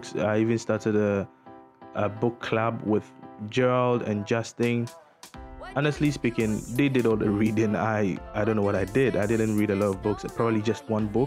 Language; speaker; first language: English; non-native, local second language; Akan